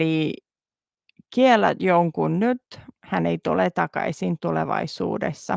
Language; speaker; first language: Finnish; non-native, learner; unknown